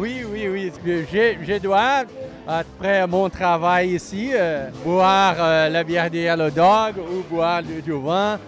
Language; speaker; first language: French; non-native, local second language; English